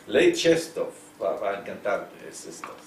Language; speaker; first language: Spanish; non-native, fluent; French